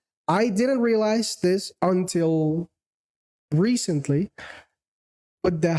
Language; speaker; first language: English; non-native, learner; Spanish